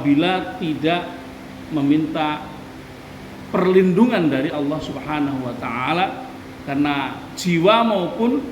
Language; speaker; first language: Indonesian; non-native, local second language; Javanese